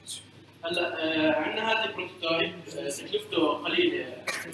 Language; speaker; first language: Arabic; native; Arabic